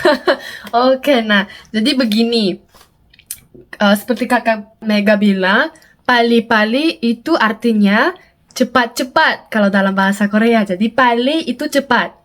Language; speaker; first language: Indonesian; non-native, fluent; Korean